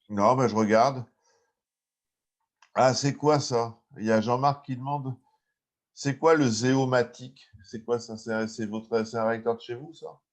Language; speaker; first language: French; native; French